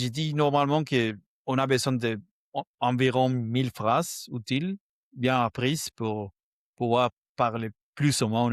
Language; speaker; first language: French; non-native, fluent; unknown